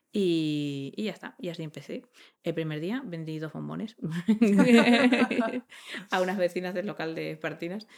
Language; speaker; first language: Spanish; native; Spanish